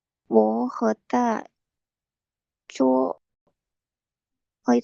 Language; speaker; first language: Chinese; non-native, learner; Indonesian